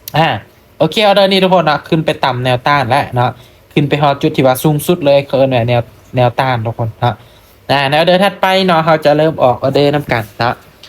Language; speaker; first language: Thai; non-native, local second language; Lao